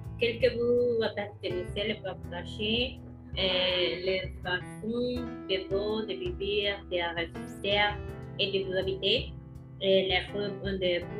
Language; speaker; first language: French; non-native, learner; Spanish